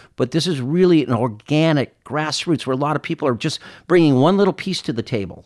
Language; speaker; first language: English; native; English